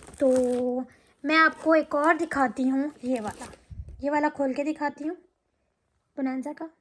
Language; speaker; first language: Urdu; native; Urdu